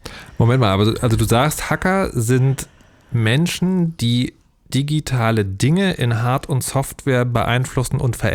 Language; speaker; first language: German; native; German